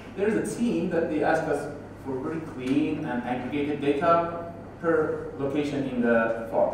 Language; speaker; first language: English; non-native, fluent; Persian